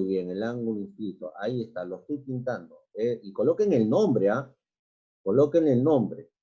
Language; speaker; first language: Spanish; native; Spanish